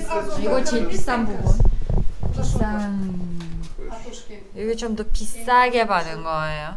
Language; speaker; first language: Korean; non-native, fluent; Uzbek